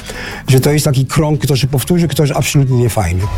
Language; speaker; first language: Polish; early bilingual, heritage; Dutch